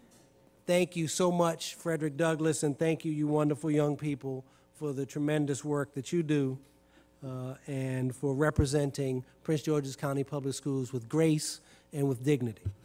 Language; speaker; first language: English; native; English